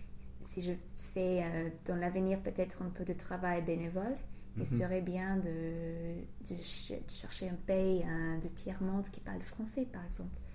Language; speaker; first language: French; non-native, fluent; English